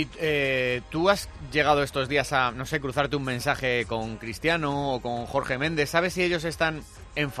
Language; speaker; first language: Spanish; native; Spanish